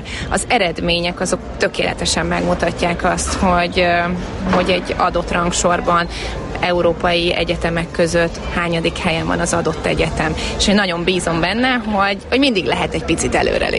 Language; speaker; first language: Hungarian; native; Hungarian